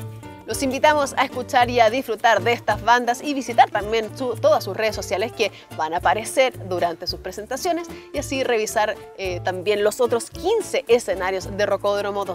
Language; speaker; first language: Spanish; native; Spanish